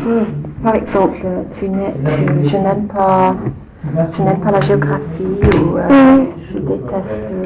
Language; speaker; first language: French; non-native, fluent; English